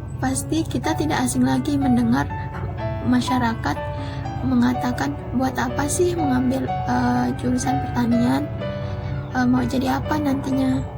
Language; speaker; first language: Indonesian; non-native, local second language; Sasak